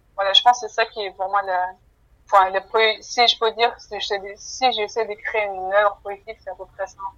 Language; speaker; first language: French; non-native, fluent; Mongolian